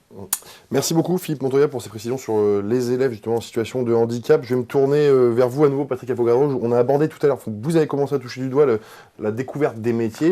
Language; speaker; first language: French; native; French